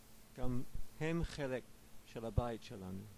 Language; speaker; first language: Hebrew; non-native, fluent; English